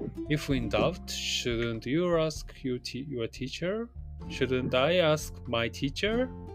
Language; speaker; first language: English; non-native, fluent; Japanese